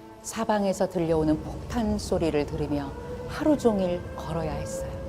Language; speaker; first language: Korean; native; Korean